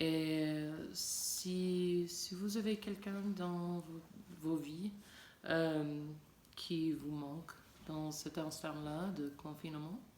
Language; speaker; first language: French; non-native, learner; English